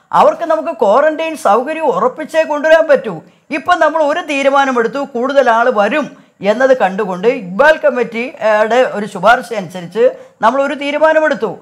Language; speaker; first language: Malayalam; native; Malayalam